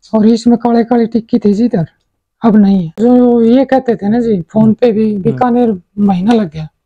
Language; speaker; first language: Hindi; native; Hindi